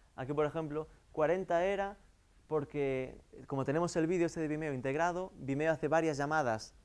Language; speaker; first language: Spanish; native; Spanish